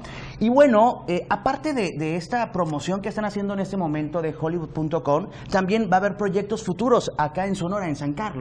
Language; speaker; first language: Spanish; native; Spanish